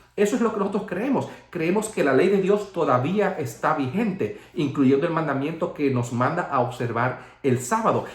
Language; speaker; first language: Spanish; native; Spanish